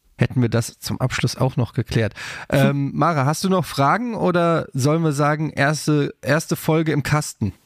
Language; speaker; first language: German; native; German